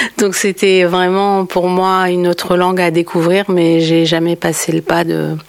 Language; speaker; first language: French; native; French